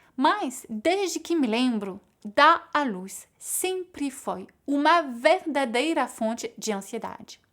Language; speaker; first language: Portuguese; non-native, fluent; French